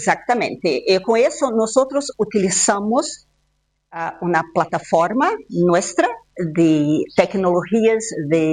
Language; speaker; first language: Spanish; non-native, fluent; Portuguese